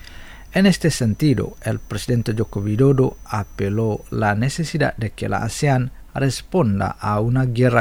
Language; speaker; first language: Spanish; non-native, fluent; Indonesian